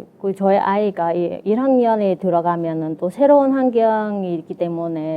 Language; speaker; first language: Korean; non-native, fluent; Vietnamese